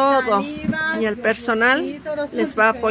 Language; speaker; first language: Spanish; native; Spanish